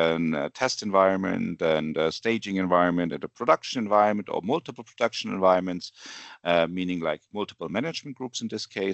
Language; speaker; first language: English; non-native, fluent; German